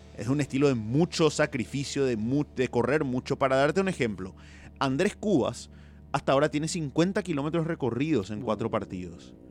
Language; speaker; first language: Spanish; native; Spanish